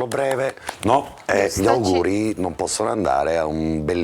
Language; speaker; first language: Italian; native; Italian